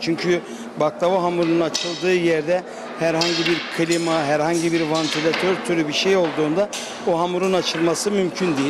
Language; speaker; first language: Turkish; native; Turkish